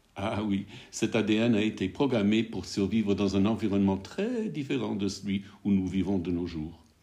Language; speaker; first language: French; non-native, fluent; English